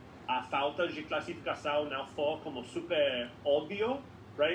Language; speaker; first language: Portuguese; non-native, fluent; English